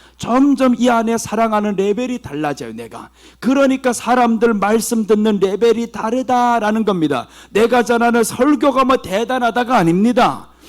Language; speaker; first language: Korean; early bilingual, heritage; Korean